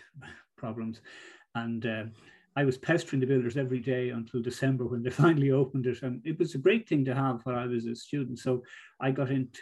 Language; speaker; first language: English; native; English